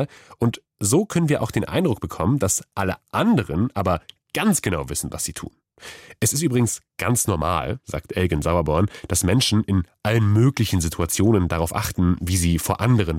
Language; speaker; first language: German; native; German